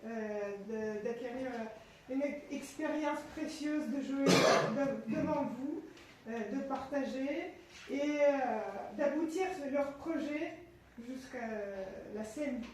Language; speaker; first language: French; non-native, fluent; Ukrainian